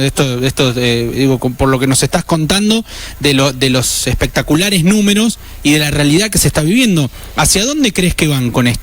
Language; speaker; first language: Spanish; native; Spanish